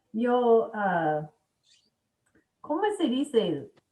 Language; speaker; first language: Spanish; non-native, learner; English